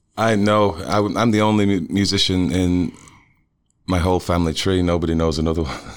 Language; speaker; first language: English; native; English